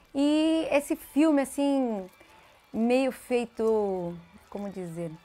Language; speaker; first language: Portuguese; early bilingual, heritage; Spanish